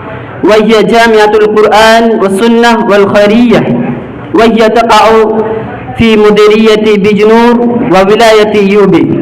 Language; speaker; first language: Arabic; non-native, learner; Bangla